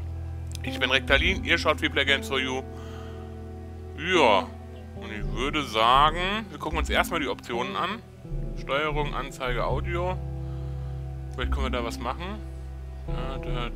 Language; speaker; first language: German; native; German